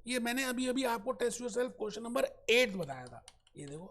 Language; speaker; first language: Hindi; native; Hindi